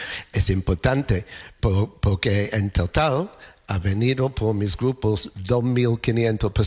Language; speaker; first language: Spanish; non-native, learner; English